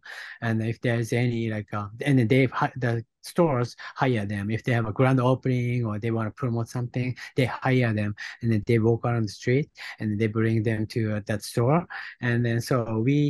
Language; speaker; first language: English; non-native, fluent; Japanese